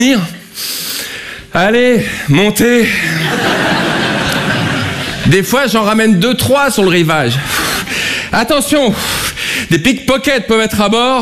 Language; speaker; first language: French; native; French